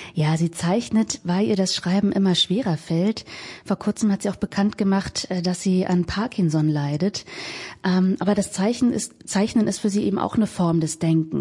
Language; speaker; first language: German; native; German